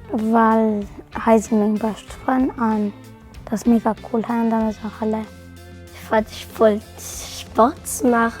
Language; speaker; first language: German; non-native, local second language; Luxembourgish